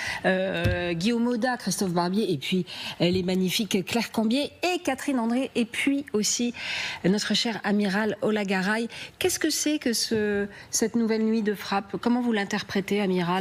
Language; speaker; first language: French; native; French